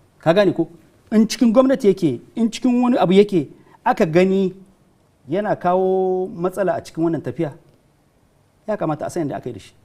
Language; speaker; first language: Hausa; non-native, local second language; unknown